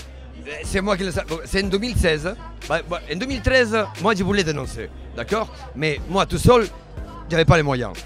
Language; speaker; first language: French; non-native, fluent; Spanish